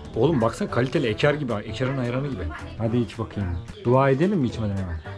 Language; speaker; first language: Turkish; native; Turkish